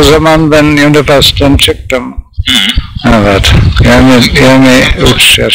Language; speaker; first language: Turkish; non-native, learner; English